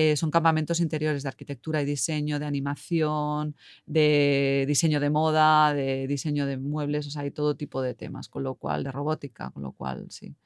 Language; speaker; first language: Spanish; native; Spanish